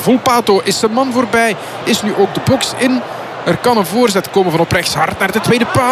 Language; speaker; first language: Dutch; native; Dutch